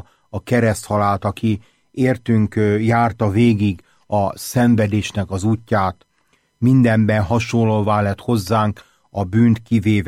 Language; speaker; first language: Hungarian; native; Hungarian